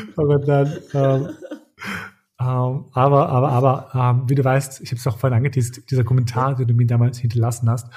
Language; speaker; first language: German; early bilingual, other home language; Albanian